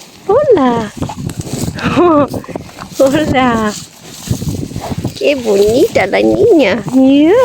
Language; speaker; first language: Spanish; non-native, learner; English